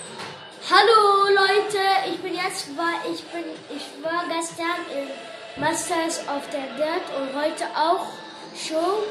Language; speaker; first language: German; non-native, learner; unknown